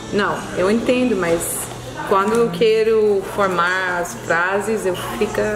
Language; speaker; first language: Portuguese; non-native, learner; English